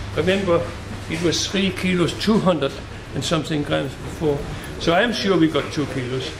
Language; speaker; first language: English; non-native, fluent; Danish